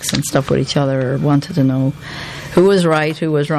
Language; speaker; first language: English; native; English